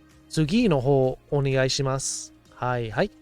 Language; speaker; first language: Japanese; non-native, learner; English